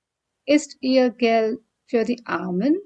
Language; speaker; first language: German; non-native, fluent; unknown